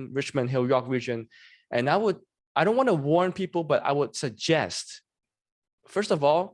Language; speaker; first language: English; non-native, local second language; Cantonese